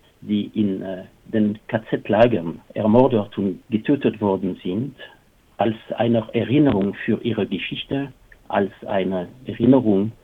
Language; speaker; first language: German; non-native, fluent; French